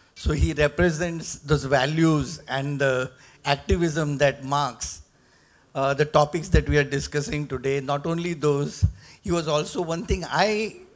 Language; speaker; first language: English; non-native, local second language; Marathi